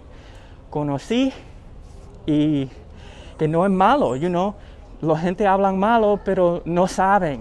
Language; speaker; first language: Spanish; early bilingual, heritage; English